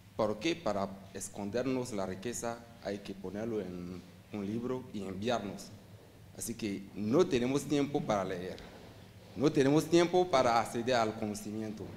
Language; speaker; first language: Spanish; non-native, fluent; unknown